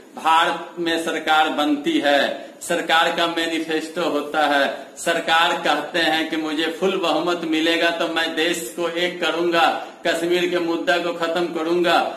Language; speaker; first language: Hindi; native; Hindi